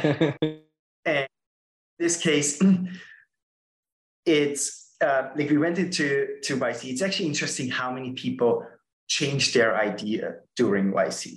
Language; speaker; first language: English; non-native, fluent; German